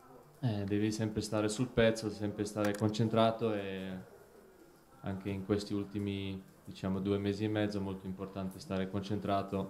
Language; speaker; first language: Italian; non-native, fluent; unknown